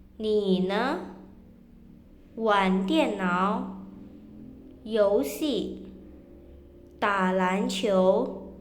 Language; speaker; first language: Chinese; non-native, fluent; Indonesian